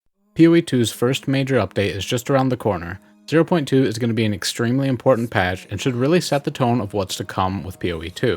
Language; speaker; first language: English; native; English